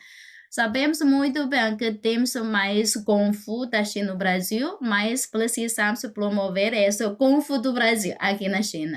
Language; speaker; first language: Portuguese; non-native, fluent; Chinese